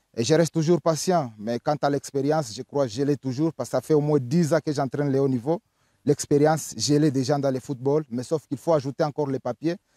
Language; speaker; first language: French; non-native, local second language; Swahili